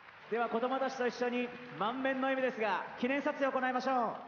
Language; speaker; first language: Japanese; native; Japanese